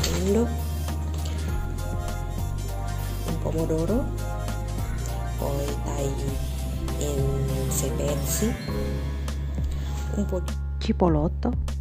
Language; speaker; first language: Italian; non-native, learner; Indonesian